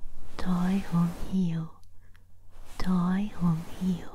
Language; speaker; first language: Vietnamese; non-native, learner; English